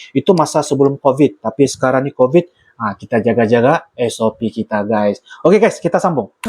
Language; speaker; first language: Malay; native; Malay